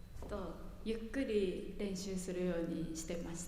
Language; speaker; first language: Japanese; native; Japanese